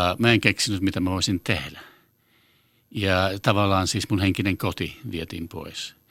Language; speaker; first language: Finnish; non-native, fluent; English